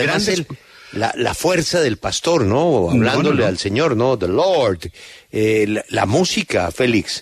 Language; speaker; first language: Spanish; native; Spanish